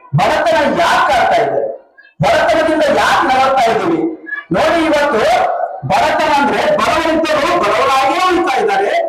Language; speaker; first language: Kannada; non-native, local second language; Lambadi